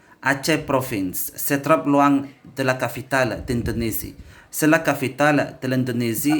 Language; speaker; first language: French; non-native, learner; Indonesian